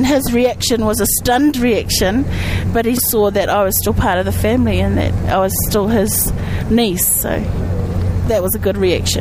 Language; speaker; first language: English; native; English